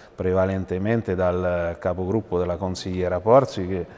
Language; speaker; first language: Italian; native; Italian